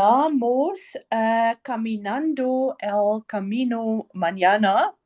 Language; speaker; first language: Spanish; non-native, learner; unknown